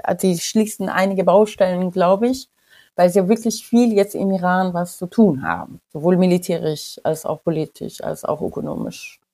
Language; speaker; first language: German; non-native, fluent; Persian